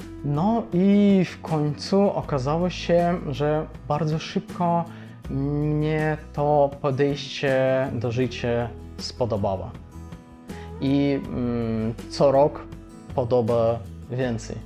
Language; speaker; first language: Polish; non-native, fluent; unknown